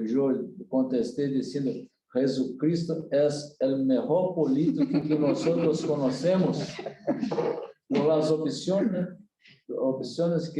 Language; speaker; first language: Spanish; non-native, learner; Portuguese